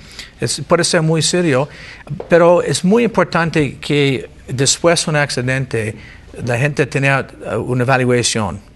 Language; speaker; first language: Spanish; non-native, learner; English